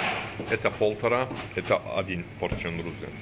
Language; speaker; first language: Russian; non-native, learner; Turkish